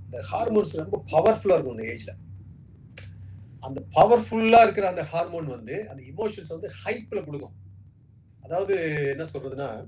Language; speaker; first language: Tamil; native; Tamil